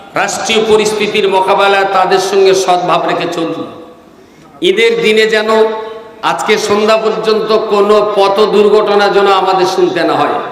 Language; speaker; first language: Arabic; non-native, fluent; Bangla